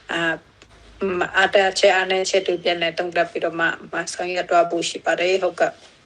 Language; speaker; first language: Burmese; non-native, local second language; Shwe Palaung